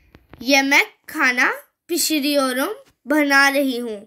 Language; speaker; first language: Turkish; non-native, fluent; Urdu